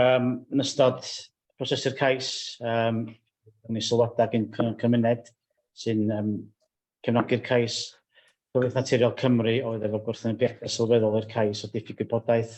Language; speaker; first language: Welsh; native; Welsh